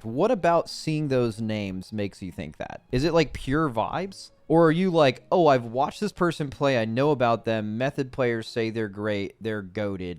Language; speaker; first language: English; native; English